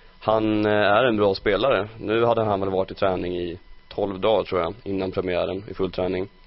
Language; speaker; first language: Swedish; native; Swedish